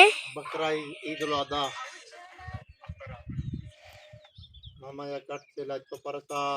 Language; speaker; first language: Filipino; non-native, learner; Urdu